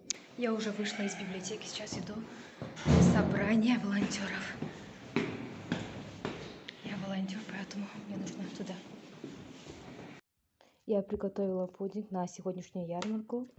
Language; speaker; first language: Russian; non-native, local second language; Kyrgyz